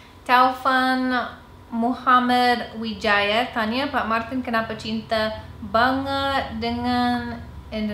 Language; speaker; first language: Indonesian; non-native, fluent; English